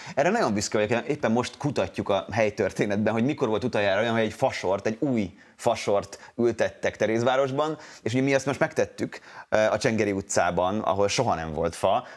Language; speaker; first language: Hungarian; native; Hungarian